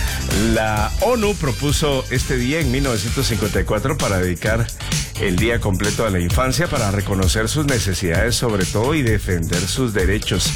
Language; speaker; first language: Spanish; native; Spanish